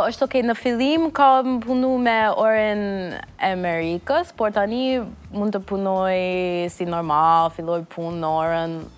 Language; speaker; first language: Albanian; non-native, learner; English